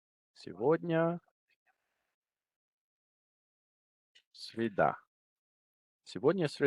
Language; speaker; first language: Russian; non-native, fluent; English